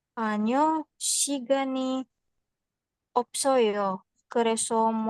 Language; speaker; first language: Korean; non-native, learner; Indonesian